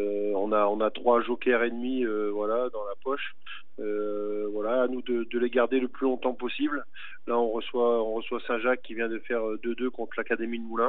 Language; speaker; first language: French; native; French